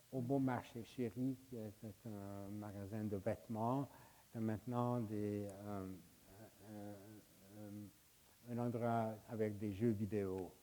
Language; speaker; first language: French; non-native, fluent; Hungarian